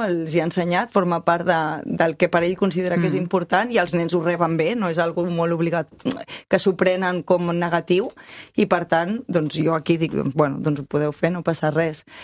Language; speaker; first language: Catalan; native; Catalan